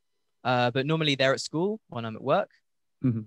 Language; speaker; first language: English; native; English